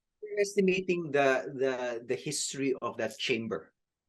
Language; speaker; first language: English; non-native, local second language; Filipino